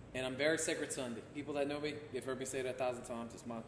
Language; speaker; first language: English; native; English